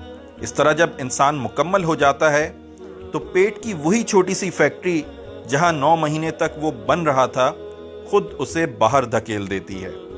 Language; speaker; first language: Urdu; native; Urdu